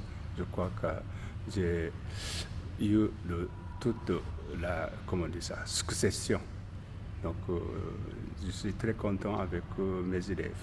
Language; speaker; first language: French; non-native, learner; Japanese